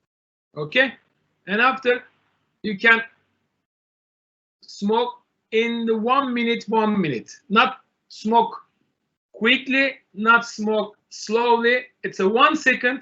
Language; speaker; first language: English; non-native, learner; Turkish